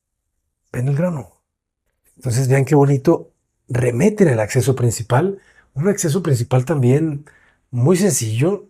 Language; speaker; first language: Spanish; native; Spanish